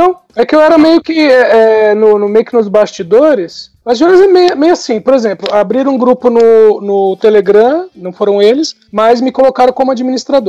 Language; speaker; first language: Portuguese; native; Portuguese